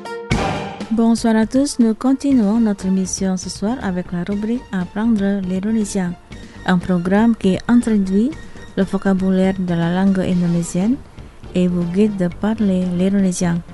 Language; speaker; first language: French; non-native, fluent; Indonesian